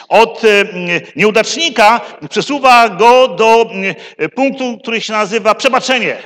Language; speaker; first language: Polish; native; Polish